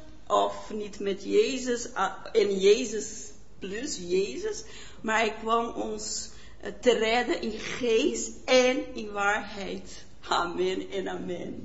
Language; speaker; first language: Dutch; non-native, fluent; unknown